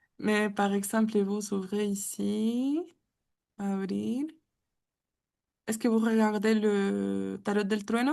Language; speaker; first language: French; non-native, learner; Spanish